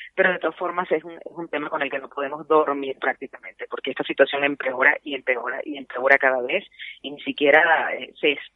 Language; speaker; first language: Spanish; native; Spanish